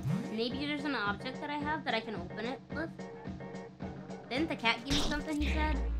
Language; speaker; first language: English; native; English